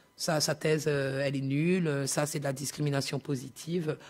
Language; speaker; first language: French; native; French